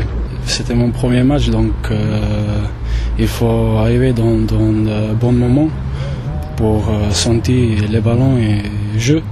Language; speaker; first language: French; non-native, fluent; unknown